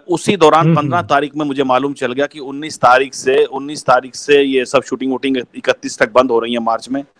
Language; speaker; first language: Hindi; native; Hindi